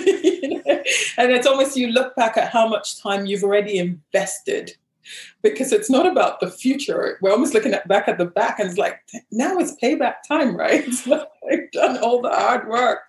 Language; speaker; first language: English; non-native, local second language; Igbo